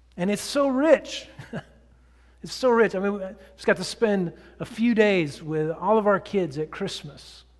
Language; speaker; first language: English; native; English